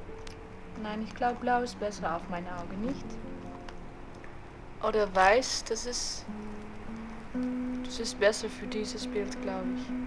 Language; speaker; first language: German; non-native, learner; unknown